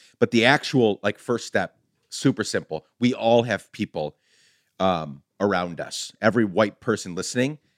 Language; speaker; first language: English; native; English